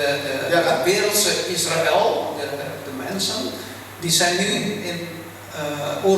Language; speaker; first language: Dutch; early bilingual, other home language; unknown